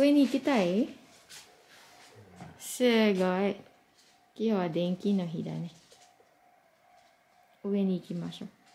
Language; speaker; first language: Japanese; non-native, learner; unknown